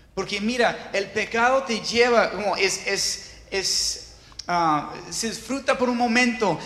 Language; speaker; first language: Spanish; non-native, fluent; English